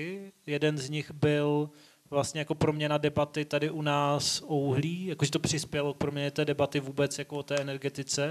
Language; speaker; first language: Czech; native; Czech